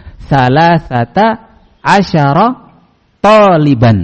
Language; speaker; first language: Arabic; non-native, fluent; Indonesian